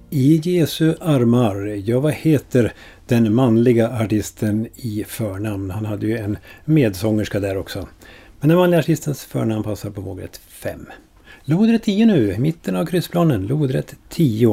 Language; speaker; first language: Swedish; native; Swedish